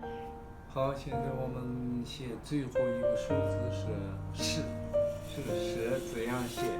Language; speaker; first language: Chinese; non-native, fluent; Kazakh